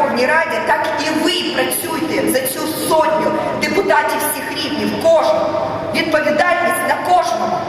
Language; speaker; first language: Ukrainian; non-native, local second language; Russian